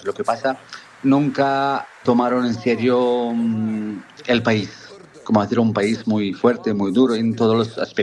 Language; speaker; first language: Spanish; non-native, fluent; Arabic